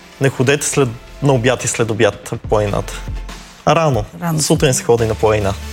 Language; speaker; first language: Bulgarian; native; Bulgarian